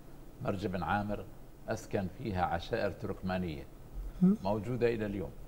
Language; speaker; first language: Arabic; native; Arabic